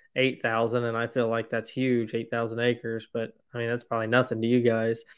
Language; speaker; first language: English; native; English